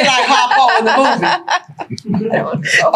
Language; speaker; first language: English; native; English